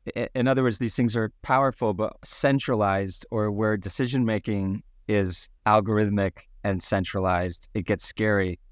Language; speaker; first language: English; native; English